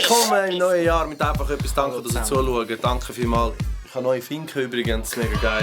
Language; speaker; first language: German; native; German